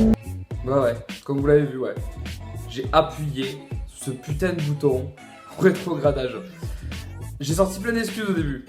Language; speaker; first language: French; native; French